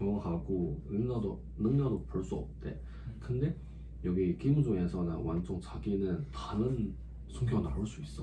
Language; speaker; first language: Korean; non-native, learner; Chinese